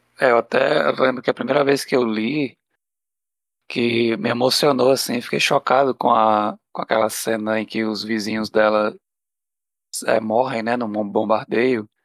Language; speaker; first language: Portuguese; native; Portuguese